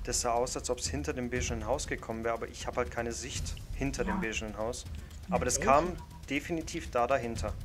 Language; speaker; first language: German; native; German